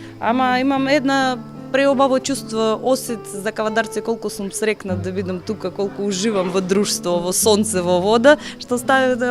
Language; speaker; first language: Macedonian; non-native, learner; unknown